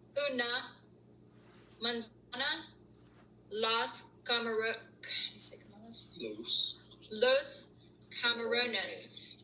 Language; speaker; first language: Spanish; non-native, learner; English